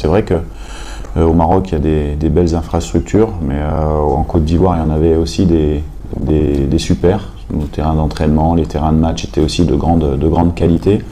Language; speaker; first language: French; native; French